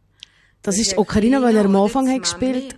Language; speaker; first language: German; native; German